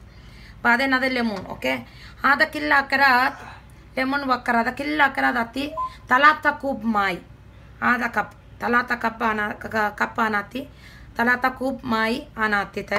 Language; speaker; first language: Arabic; non-native, learner; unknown